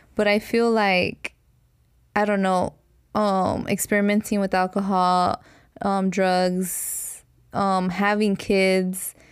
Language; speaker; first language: English; early bilingual, other home language; Spanish